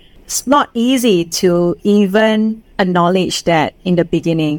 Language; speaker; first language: English; non-native, fluent; Indonesian